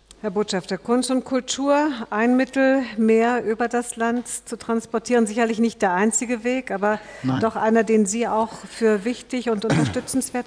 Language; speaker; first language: German; native; German